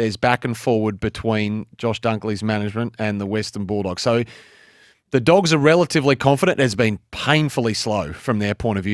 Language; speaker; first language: English; native; English